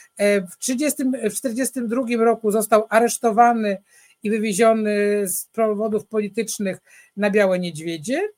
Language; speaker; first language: Polish; native; Polish